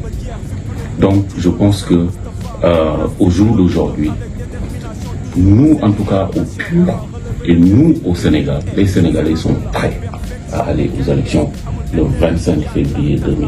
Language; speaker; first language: French; non-native, local second language; Wolof